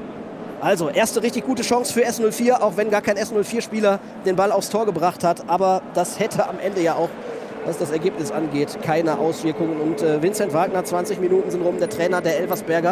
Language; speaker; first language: German; native; German